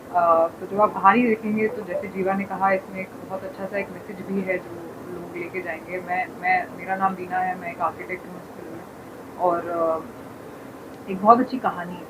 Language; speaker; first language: Hindi; native; Hindi